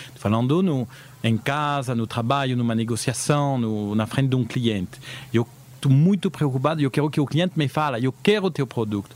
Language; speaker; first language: Portuguese; early bilingual, heritage; Portuguese